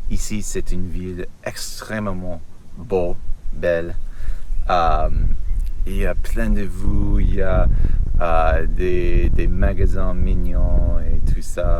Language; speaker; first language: French; non-native, learner; English